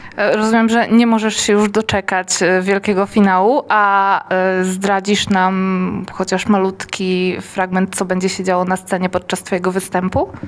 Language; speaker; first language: Polish; native; Polish